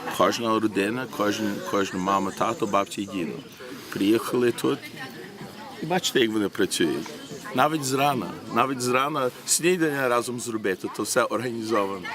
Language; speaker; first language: Ukrainian; early bilingual, heritage; Ukrainian